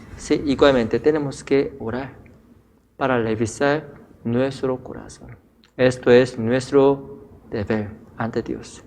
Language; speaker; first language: Spanish; non-native, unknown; Korean